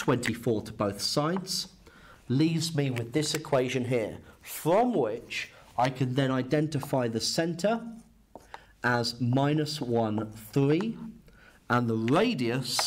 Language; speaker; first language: English; native; English